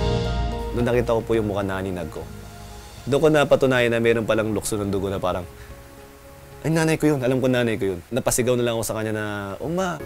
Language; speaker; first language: Filipino; native; Filipino